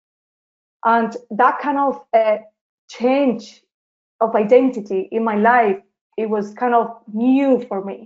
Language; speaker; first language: English; non-native, fluent; Spanish